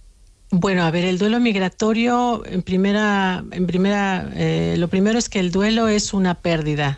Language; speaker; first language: Spanish; native; Spanish